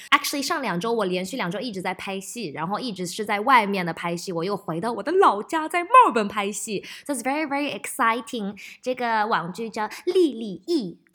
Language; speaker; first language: Chinese; early bilingual, heritage; Chinese